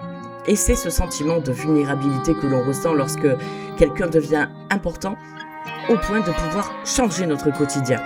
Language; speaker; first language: French; native; French